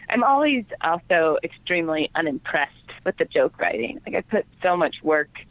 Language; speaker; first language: English; native; English